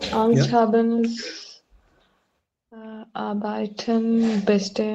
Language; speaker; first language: German; non-native, learner; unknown